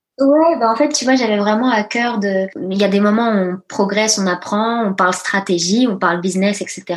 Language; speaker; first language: French; early bilingual, other home language; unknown